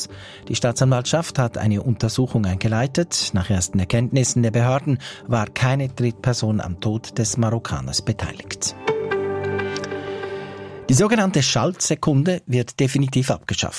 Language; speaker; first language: German; native; German